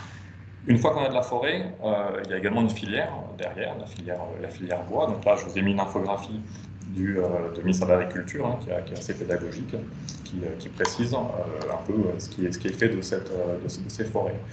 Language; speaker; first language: French; native; French